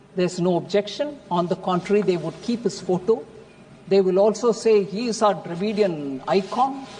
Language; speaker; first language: English; non-native, local second language; Tamil